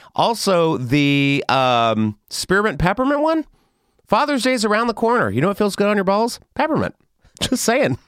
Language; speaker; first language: English; native; English